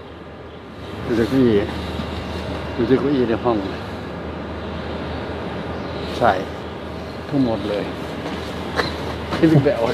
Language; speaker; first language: Thai; native; Thai